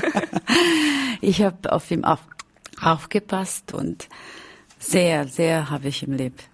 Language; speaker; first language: German; non-native, fluent; Romany